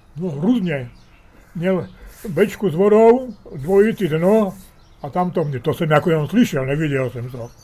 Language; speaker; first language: Czech; early bilingual, heritage; Czech